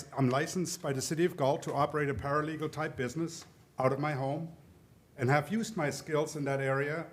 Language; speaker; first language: English; early bilingual, other home language; German